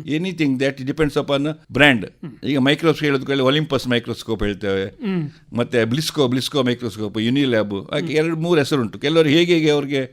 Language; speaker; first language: Kannada; non-native, local second language; Konkani